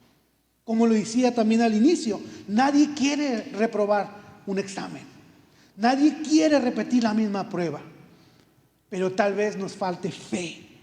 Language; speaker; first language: Spanish; native; Spanish